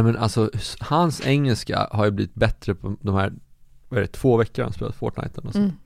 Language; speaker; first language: Swedish; native; Swedish